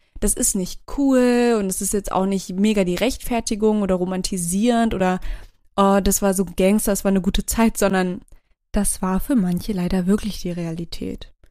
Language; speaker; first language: German; early bilingual, other home language; Turkish